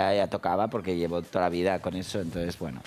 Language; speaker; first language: Spanish; native; Spanish